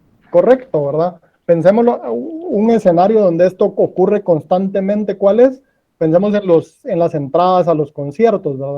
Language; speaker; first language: Spanish; native; Spanish